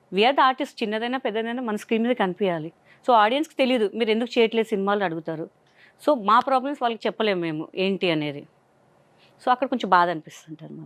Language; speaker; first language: Telugu; non-native, local second language; Hindi